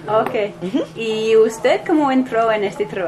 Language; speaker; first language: Spanish; non-native, fluent; English